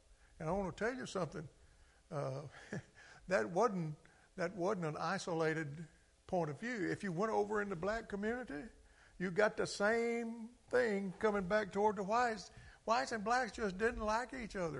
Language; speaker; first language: English; native; English